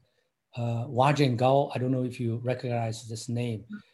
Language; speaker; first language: English; non-native, fluent; Chinese